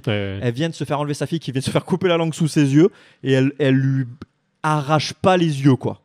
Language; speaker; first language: French; native; French